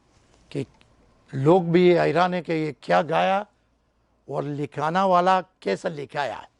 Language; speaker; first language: Hindi; non-native, learner; Persian